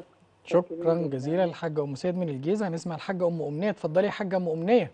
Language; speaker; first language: Arabic; native; Arabic